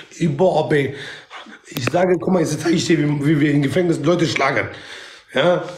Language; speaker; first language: German; non-native, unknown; Kurdish